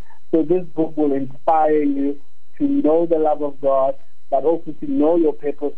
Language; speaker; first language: English; non-native, local second language; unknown